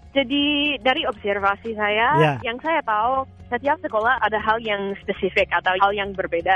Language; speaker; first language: Indonesian; non-native, fluent; English